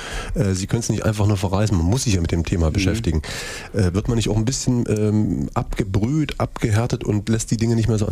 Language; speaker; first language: German; native; German